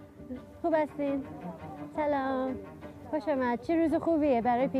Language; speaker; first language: Persian; early bilingual, heritage; Persian